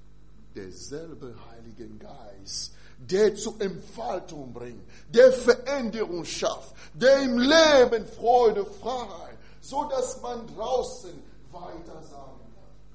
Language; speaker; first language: German; non-native, fluent; French